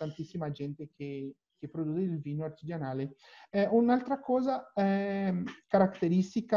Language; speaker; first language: Italian; non-native, learner; Portuguese